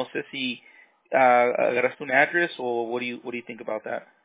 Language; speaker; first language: English; early bilingual, other home language; Spanish